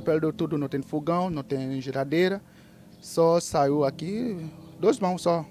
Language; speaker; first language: Portuguese; non-native, learner; Haitian Creole